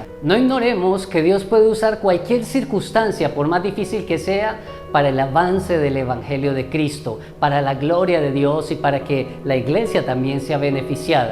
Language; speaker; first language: Spanish; native; Spanish